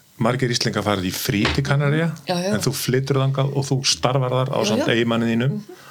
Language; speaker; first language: Icelandic; early bilingual, heritage; Icelandic